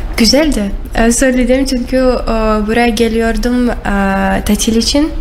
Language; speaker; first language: Turkish; non-native, learner; Russian